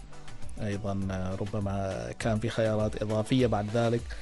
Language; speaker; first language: Arabic; native; Arabic